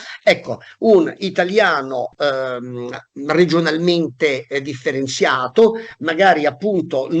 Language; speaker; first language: Italian; native; Italian